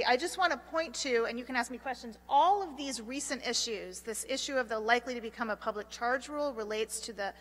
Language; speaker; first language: English; native; English